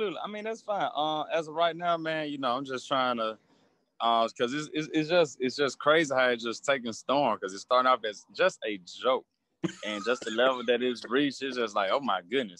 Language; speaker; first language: English; native; English